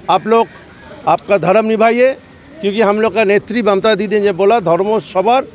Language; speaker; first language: Hindi; non-native, local second language; Bangla